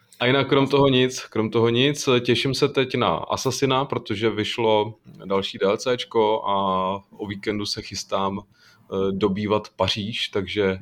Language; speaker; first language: Czech; native; Czech